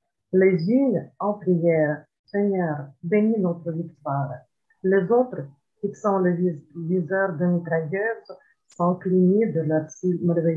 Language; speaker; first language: French; non-native, fluent; Ukrainian